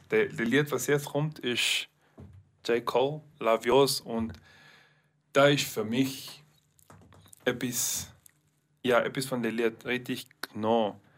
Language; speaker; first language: German; non-native, learner; English